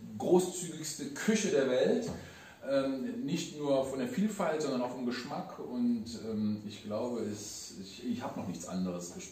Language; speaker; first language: German; early bilingual, other home language; Riffian